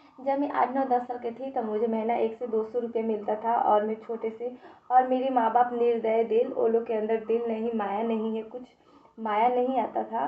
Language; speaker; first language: Hindi; native; Hindi